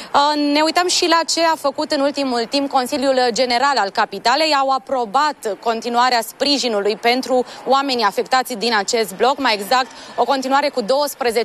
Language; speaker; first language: Romanian; native; Romanian